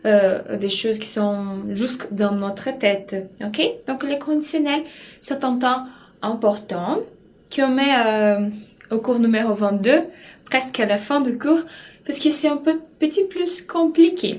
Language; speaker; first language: French; non-native, fluent; Portuguese